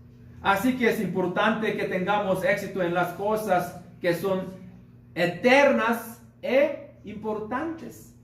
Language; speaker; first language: Spanish; non-native, learner; Korean